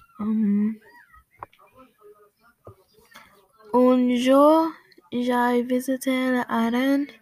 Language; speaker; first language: French; non-native, learner; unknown